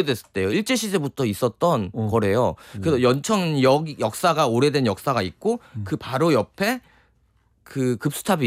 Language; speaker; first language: Korean; native; Korean